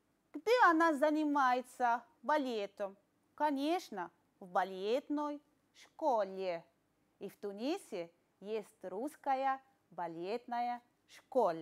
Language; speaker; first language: Russian; non-native, fluent; Arabic